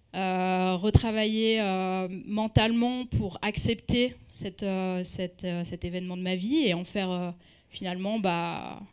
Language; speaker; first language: French; native; French